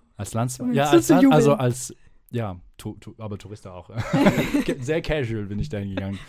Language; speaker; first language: German; non-native, fluent; French